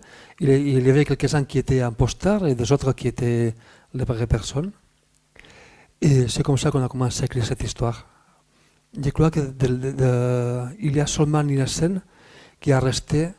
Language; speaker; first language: French; non-native, fluent; Spanish